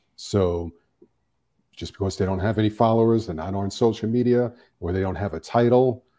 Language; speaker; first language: English; native; English